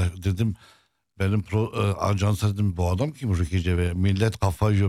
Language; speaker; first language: Turkish; non-native, fluent; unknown